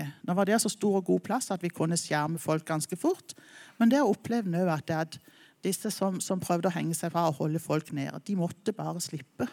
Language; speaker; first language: Norwegian; native; Norwegian